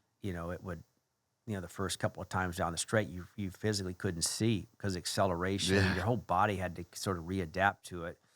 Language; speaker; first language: English; native; English